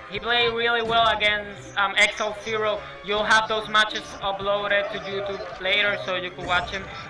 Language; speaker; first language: English; non-native, local second language; Spanish